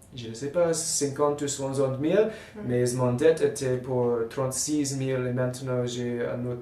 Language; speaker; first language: French; non-native, learner; English